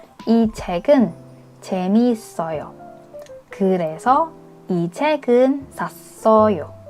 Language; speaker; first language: Korean; non-native, fluent; Indonesian